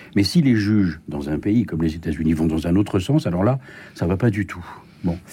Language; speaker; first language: French; native; French